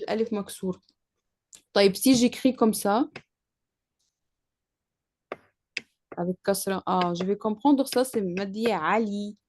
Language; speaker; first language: French; non-native, learner; Arabic